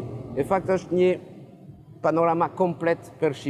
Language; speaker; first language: Albanian; non-native, learner; French